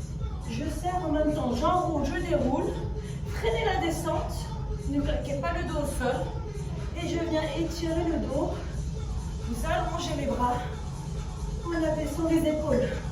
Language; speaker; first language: French; native; French